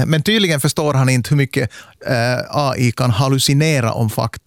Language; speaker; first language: Swedish; native; Swedish